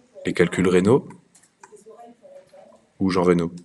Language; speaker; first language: French; native; French